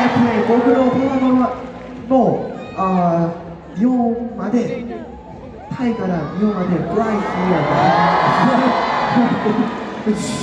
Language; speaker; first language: Japanese; non-native, learner; Korean